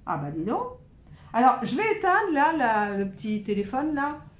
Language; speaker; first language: French; native; French